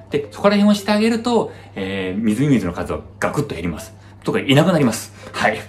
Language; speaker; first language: Japanese; early bilingual, heritage; Japanese